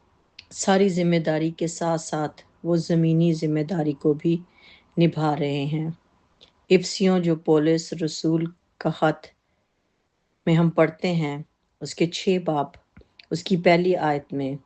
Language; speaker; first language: Urdu; native; Urdu